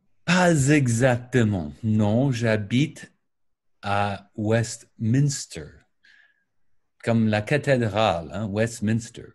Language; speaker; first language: French; non-native, learner; English